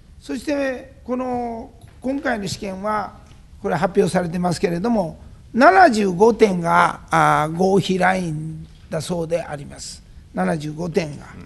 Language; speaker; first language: Japanese; native; Japanese